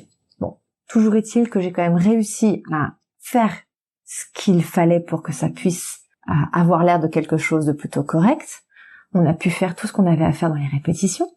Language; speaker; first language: French; native; French